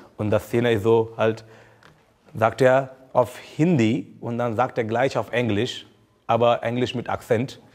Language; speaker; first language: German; non-native, fluent; Hindi